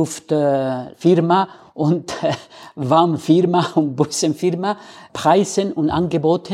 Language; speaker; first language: German; non-native, fluent; Spanish